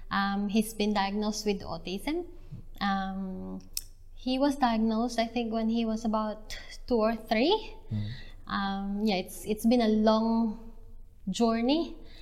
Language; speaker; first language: English; non-native, local second language; Filipino